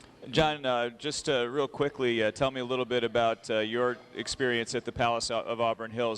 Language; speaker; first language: English; native; English